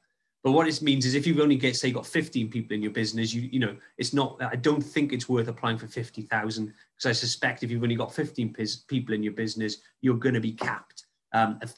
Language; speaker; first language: English; native; English